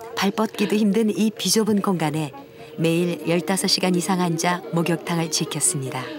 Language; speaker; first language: Korean; native; Korean